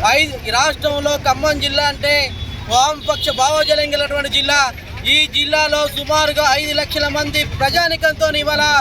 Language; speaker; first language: Telugu; native; Telugu